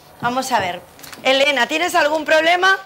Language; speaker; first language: Spanish; native; Spanish